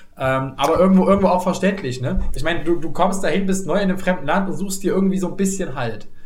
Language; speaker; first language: German; native; German